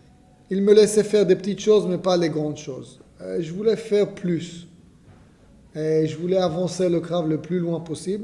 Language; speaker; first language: French; non-native, fluent; Hebrew